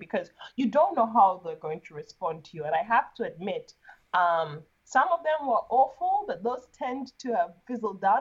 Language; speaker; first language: English; non-native, local second language; Ganda